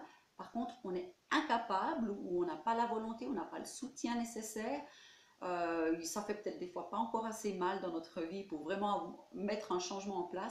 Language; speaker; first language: French; native; French